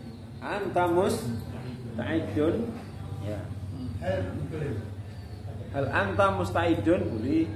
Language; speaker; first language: Arabic; non-native, fluent; Indonesian